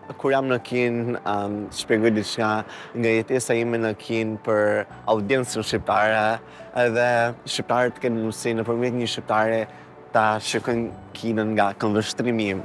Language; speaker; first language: Albanian; native; Albanian